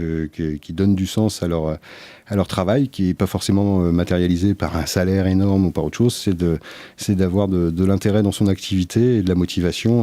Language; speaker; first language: French; native; French